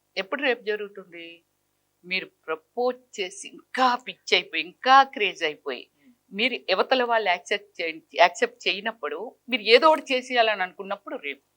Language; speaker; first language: Telugu; native; Telugu